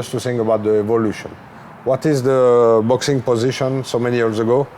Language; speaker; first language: English; non-native, learner; French